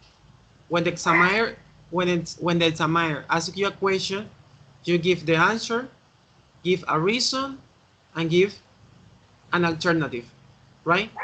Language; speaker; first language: English; non-native, learner; Spanish